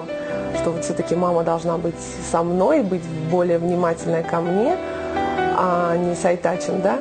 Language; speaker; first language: Russian; native; Russian